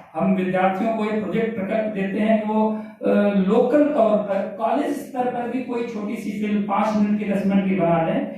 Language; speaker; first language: Hindi; native; Hindi